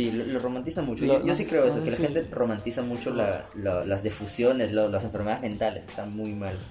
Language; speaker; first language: Spanish; native; Spanish